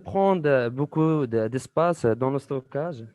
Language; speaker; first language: French; non-native, local second language; Arabic